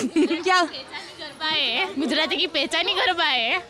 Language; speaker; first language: Hindi; non-native, local second language; Gujarati